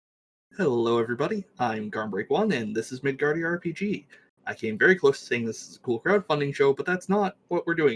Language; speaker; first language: English; native; English